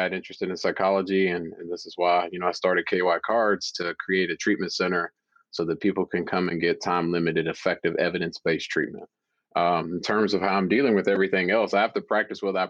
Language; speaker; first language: English; native; English